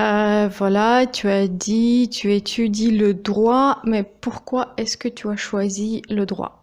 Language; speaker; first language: French; non-native, fluent; Russian